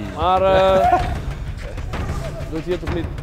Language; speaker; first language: Dutch; native; Dutch